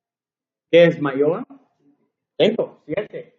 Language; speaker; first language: Spanish; non-native, learner; English